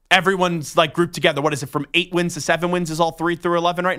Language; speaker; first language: English; native; English